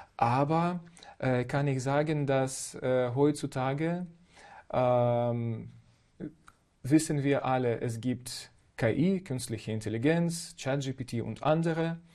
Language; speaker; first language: German; non-native, fluent; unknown